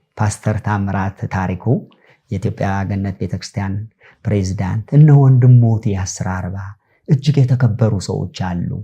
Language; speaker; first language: Amharic; non-native, local second language; Sebat Bet Gurage